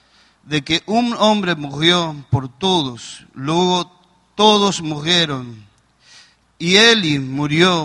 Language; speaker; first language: Portuguese; non-native, learner; Spanish